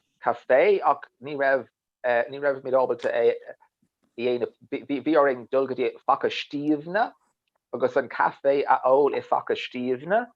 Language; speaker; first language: Irish; non-native, learner; English